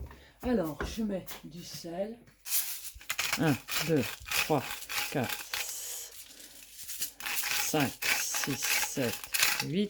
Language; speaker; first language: French; native; French